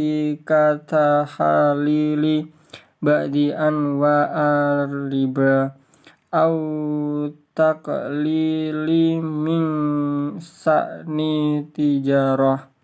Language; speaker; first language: Arabic; non-native, learner; Indonesian